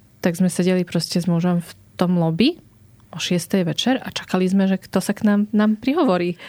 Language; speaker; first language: Slovak; native; Slovak